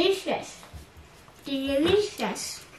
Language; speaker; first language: English; early bilingual, other home language; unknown